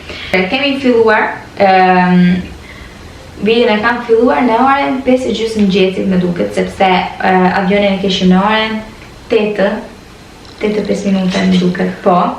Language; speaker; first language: Albanian; early bilingual, heritage; Albanian